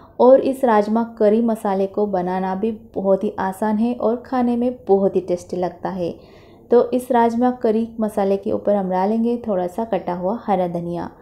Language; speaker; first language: Hindi; non-native, local second language; Marathi